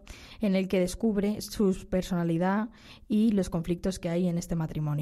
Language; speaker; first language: Spanish; native; Spanish